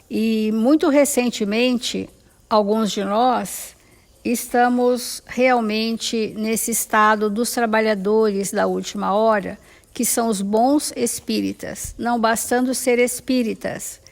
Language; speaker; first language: Portuguese; native; Portuguese